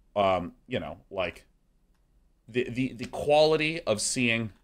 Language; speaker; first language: English; native; English